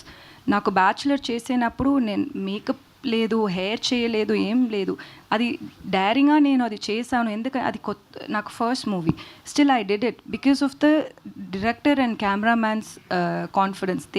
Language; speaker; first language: Telugu; non-native, learner; Tamil